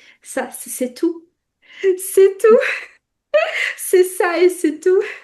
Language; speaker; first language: French; non-native, fluent; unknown